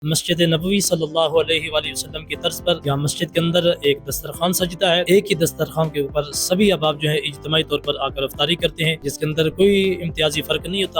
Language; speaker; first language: Urdu; native; Urdu